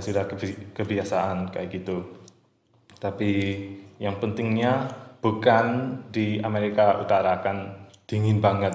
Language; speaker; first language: Indonesian; early bilingual, heritage; English